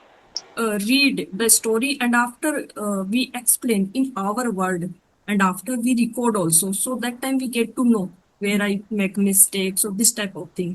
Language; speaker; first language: English; non-native, learner; Hindi